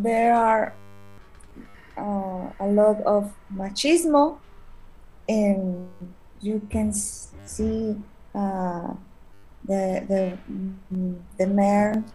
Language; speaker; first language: English; non-native, learner; Spanish